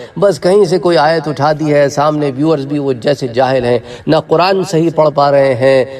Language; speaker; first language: Urdu; non-native, local second language; Punjabi